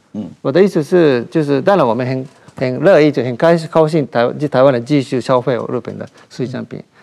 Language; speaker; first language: Chinese; non-native, fluent; Japanese